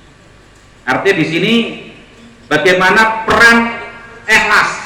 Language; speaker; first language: Indonesian; non-native, local second language; Javanese